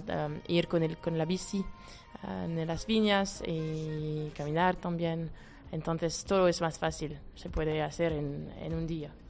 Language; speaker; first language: Spanish; non-native, fluent; French